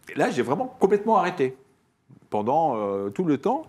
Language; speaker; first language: French; native; French